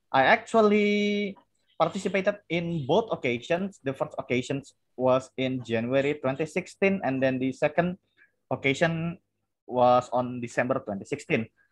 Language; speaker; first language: English; non-native, fluent; Indonesian